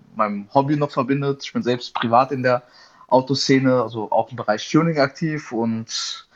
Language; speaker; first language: German; native; German